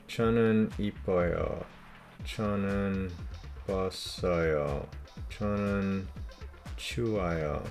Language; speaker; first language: Korean; non-native, learner; English